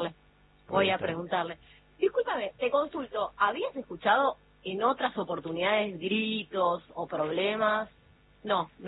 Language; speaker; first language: Spanish; native; Spanish